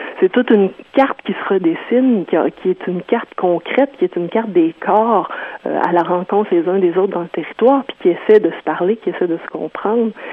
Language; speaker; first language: French; native; French